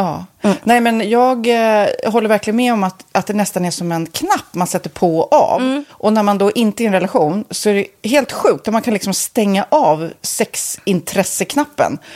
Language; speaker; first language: Swedish; native; Swedish